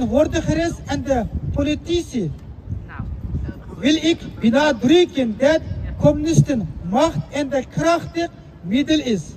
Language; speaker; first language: Dutch; non-native, fluent; Uyghur